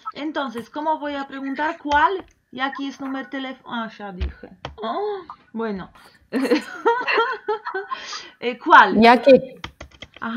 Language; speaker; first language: Spanish; non-native, fluent; Polish